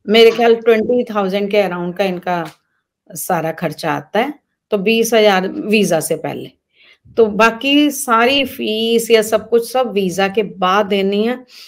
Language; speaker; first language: Hindi; native; Hindi